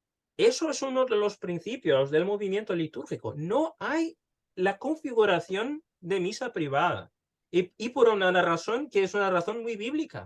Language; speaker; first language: Spanish; early bilingual, heritage; Spanish